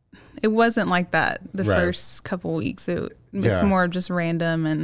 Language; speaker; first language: English; native; English